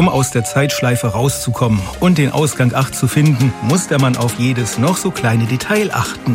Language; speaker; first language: German; native; German